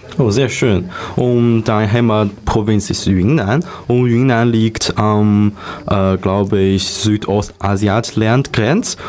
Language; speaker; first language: German; non-native, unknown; Chinese